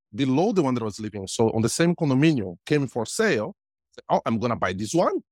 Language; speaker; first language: English; non-native, fluent; Portuguese